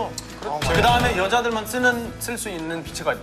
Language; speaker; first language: Korean; non-native, fluent; Arabic